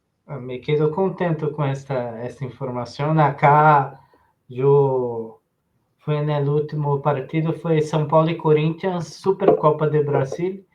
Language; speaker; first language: Spanish; non-native, learner; Portuguese